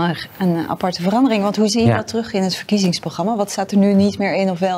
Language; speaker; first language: Dutch; native; Dutch